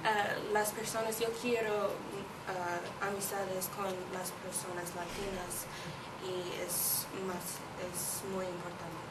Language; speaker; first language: Spanish; non-native, learner; English